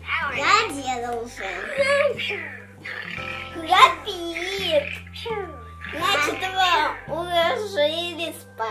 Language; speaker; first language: Russian; early bilingual, heritage; Russian